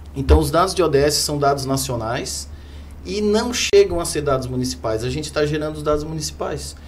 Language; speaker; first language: Portuguese; non-native, fluent; German